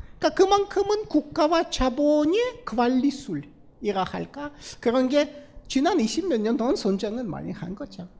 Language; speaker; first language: Korean; non-native, fluent; Russian